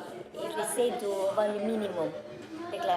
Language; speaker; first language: French; non-native, learner; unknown